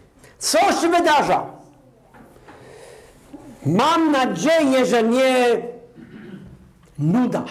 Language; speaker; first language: Polish; non-native, fluent; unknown